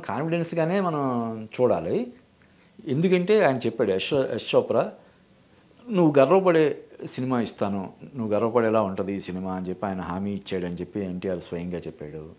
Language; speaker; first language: Telugu; native; Telugu